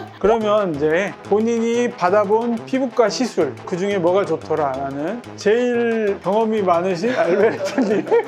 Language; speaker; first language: Korean; native; Korean